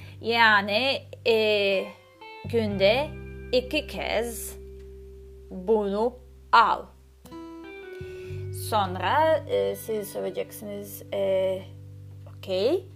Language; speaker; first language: Turkish; non-native, learner; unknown